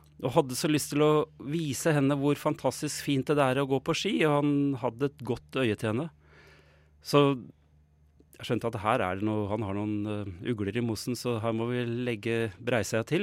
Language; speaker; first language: Norwegian; native; Norwegian